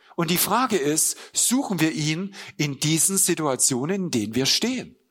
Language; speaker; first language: German; native; German